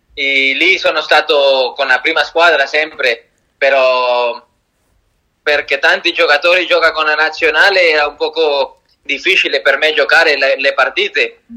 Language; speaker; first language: Italian; non-native, learner; Spanish